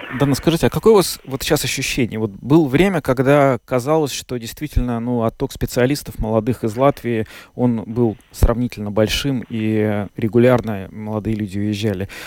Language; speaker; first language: Russian; native; Russian